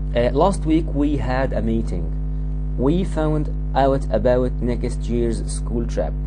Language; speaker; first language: English; non-native, fluent; Arabic